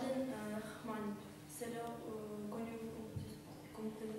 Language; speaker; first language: French; non-native, learner; Russian